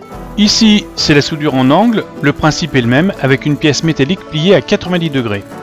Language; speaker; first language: French; native; French